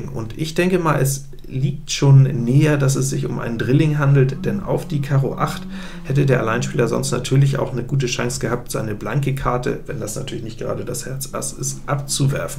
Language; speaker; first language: German; native; German